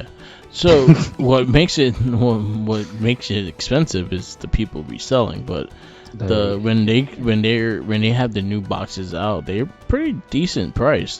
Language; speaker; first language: English; native; English